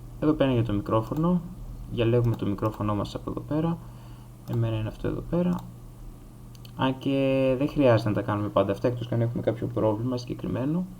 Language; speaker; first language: Greek; native; Greek